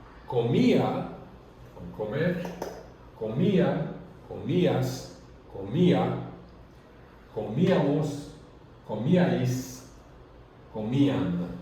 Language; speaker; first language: Spanish; non-native, learner; English